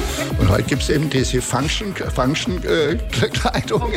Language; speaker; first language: German; native; German